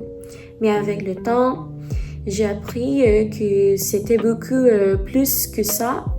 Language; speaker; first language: French; non-native, learner; Filipino